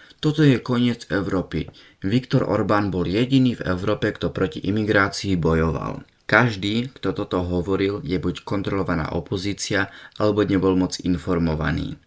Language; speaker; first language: Slovak; early bilingual, heritage; Slovak